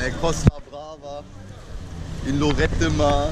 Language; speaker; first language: German; early bilingual, other home language; Turkish